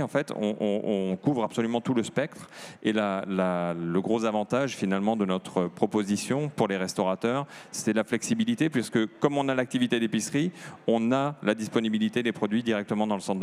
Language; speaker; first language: French; native; French